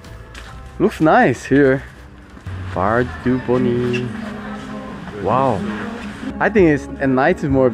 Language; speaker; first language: English; non-native, learner; Korean